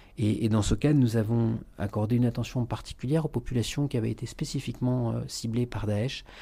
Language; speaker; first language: French; native; French